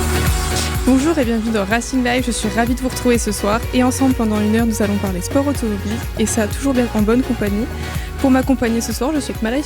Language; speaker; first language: French; native; French